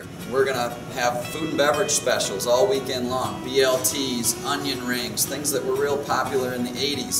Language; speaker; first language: English; native; English